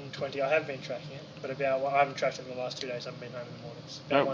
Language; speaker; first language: English; native; English